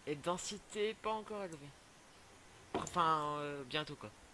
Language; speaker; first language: French; native; French